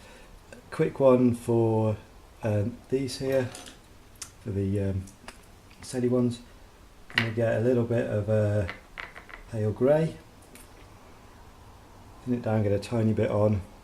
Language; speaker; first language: English; native; English